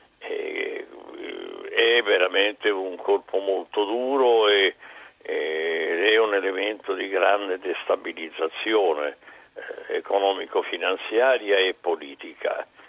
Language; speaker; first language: Italian; native; Italian